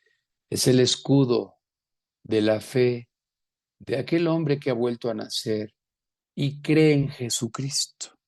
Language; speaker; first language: Spanish; native; Spanish